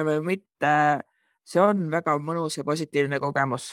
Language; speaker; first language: Estonian; native; Estonian